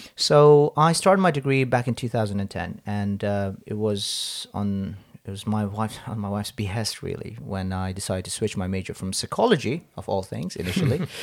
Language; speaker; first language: English; non-native, local second language; Nepali